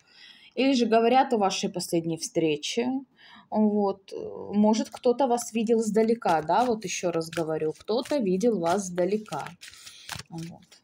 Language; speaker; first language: Russian; native; Russian